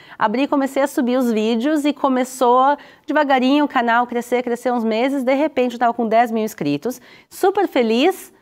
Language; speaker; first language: Portuguese; native; Portuguese